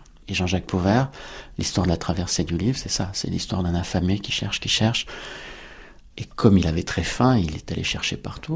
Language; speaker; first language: French; native; French